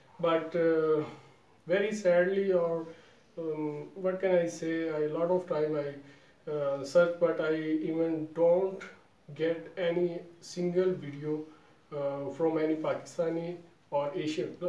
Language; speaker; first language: English; non-native, local second language; Urdu